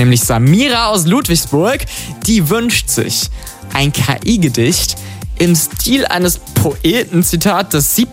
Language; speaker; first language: German; native; German